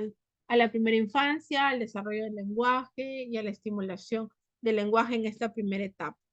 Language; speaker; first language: Spanish; native; Spanish